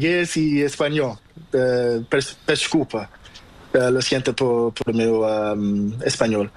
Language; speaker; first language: Spanish; non-native, learner; Portuguese